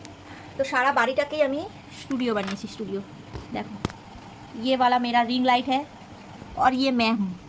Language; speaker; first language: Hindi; non-native, local second language; Bangla